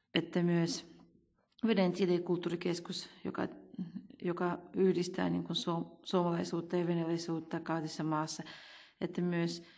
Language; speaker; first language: Finnish; non-native, fluent; Russian